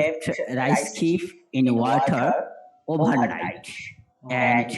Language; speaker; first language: English; non-native, learner; Bangla